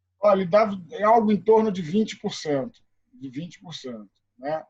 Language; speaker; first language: Portuguese; native; Portuguese